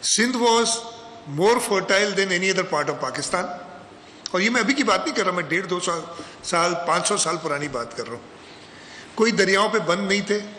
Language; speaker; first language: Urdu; non-native, local second language; Sindhi